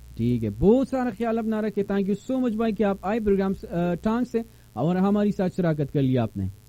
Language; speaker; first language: Urdu; non-native, local second language; Pashto